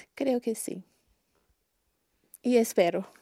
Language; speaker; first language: Spanish; non-native, learner; Portuguese